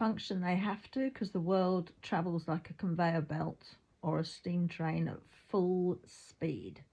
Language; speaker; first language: English; native; English